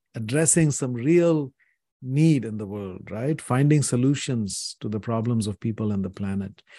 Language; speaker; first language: English; non-native, local second language; Hindi